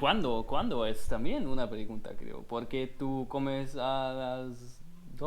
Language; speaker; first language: Spanish; non-native, learner; German